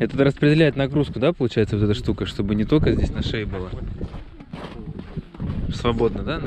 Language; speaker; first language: Russian; native; Russian